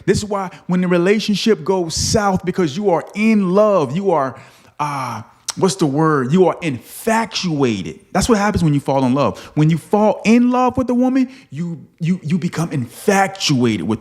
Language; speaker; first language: English; native; English